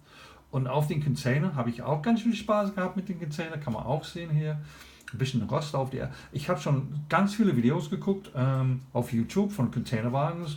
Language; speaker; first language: German; non-native, learner; English